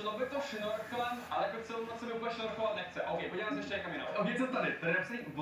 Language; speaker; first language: Czech; native; Czech